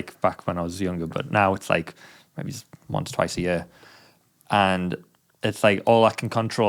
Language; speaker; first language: English; native; English